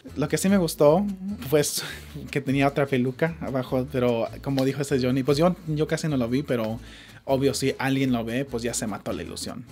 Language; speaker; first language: Spanish; early bilingual, heritage; Spanish